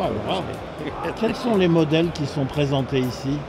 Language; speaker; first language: French; native; French